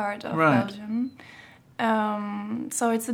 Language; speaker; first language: English; non-native, fluent; German